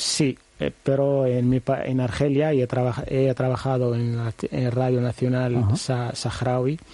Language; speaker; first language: Spanish; non-native, learner; Arabic